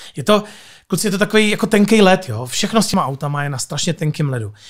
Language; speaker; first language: Czech; native; Czech